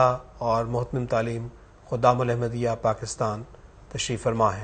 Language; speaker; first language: Urdu; native; Urdu